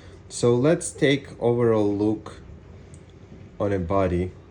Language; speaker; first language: English; non-native, fluent; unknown